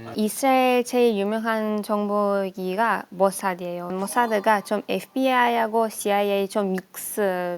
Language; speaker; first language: Korean; non-native, fluent; Hebrew